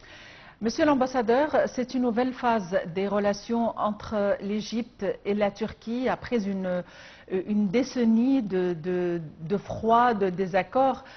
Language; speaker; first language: French; non-native, fluent; Arabic